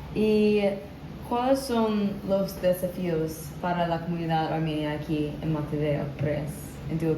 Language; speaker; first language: Spanish; non-native, learner; English